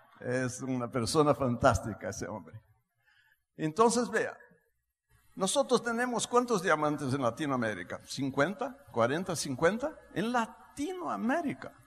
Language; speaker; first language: Spanish; non-native, fluent; Portuguese